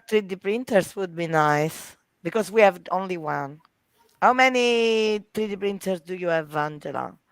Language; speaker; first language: English; non-native, fluent; Italian